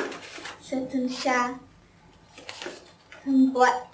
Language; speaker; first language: French; non-native, learner; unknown